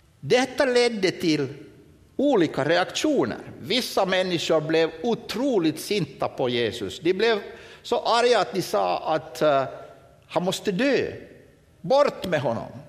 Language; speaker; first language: Swedish; native; Swedish